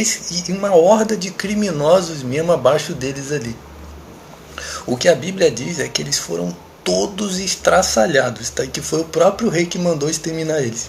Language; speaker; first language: Portuguese; native; Portuguese